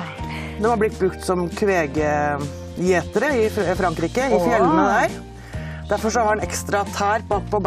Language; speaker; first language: Norwegian; native; Norwegian